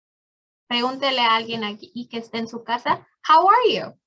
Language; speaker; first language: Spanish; early bilingual, heritage; Spanish